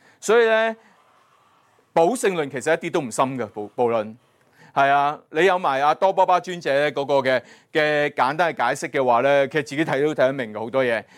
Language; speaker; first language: Cantonese; native; Cantonese